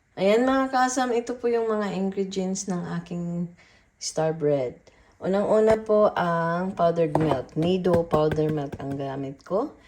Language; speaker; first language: Filipino; non-native, local second language; Cebuano